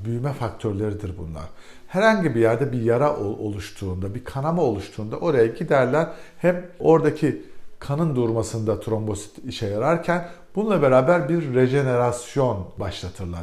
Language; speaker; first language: Turkish; native; Turkish